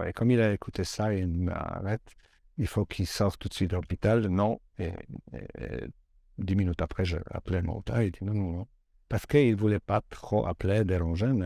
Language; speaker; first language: French; non-native, learner; Polish